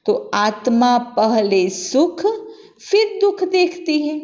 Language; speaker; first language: Hindi; non-native, local second language; Gujarati